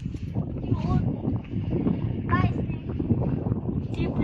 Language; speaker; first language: German; early bilingual, other home language; Georgian